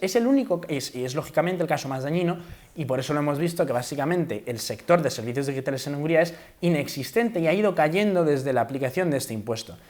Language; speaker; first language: Spanish; native; Spanish